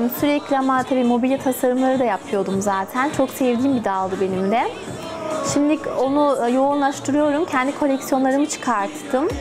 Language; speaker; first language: Turkish; early bilingual, heritage; Turkish